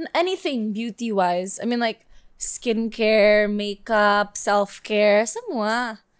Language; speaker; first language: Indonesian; non-native, local second language; English